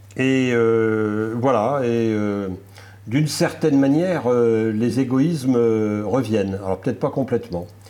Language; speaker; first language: French; native; French